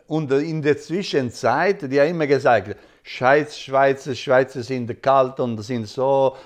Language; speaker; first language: German; non-native, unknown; Italian